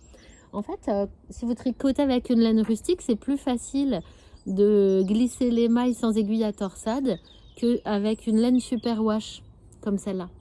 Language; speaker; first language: French; native; French